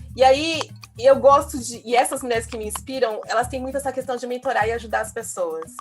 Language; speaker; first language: Portuguese; native; Portuguese